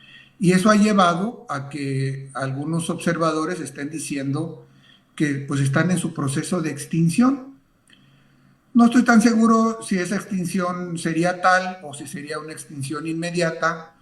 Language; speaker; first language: Spanish; native; Spanish